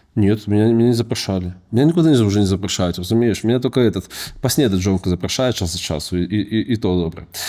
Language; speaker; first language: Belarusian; non-native, local second language; Russian